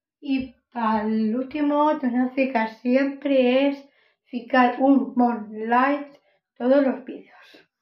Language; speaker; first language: Spanish; non-native, local second language; Catalan